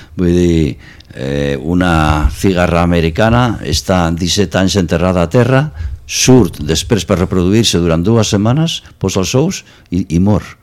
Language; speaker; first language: Catalan; non-native, local second language; Spanish